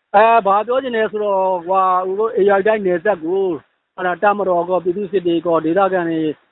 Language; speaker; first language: Burmese; native; Burmese